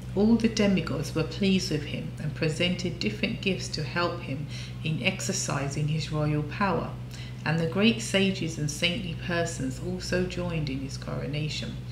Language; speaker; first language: English; native; English